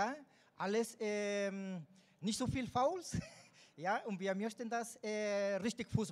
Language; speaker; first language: German; non-native, learner; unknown